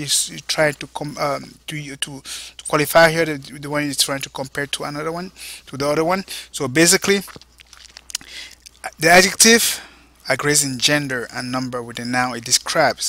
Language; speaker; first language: English; non-native, fluent; French